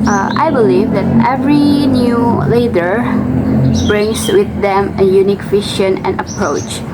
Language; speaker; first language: English; non-native, learner; Indonesian